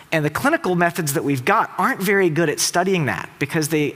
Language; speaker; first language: English; native; English